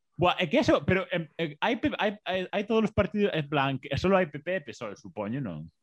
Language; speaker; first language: Galician; non-native, local second language; Spanish